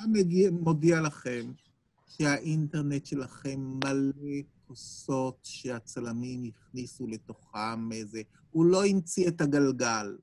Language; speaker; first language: Hebrew; native; Hebrew